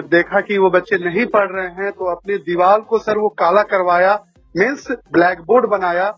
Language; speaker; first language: Hindi; native; Hindi